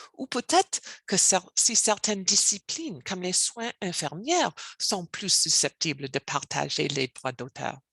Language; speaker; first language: French; non-native, learner; English